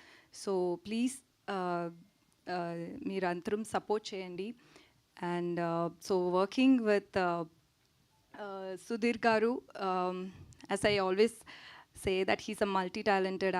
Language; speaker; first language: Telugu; non-native, learner; Tamil